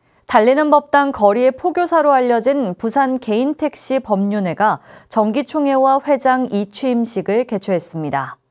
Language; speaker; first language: Korean; native; Korean